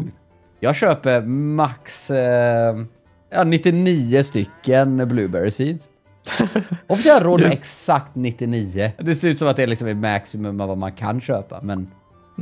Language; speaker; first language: Swedish; native; Swedish